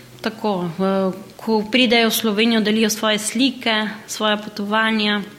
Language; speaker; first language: Slovenian; early bilingual, heritage; Slovenian